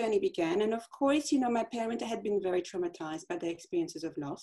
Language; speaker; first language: English; non-native, fluent; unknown